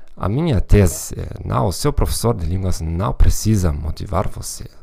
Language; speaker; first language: Portuguese; non-native, fluent; German